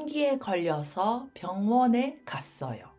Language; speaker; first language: Korean; early bilingual, heritage; Japanese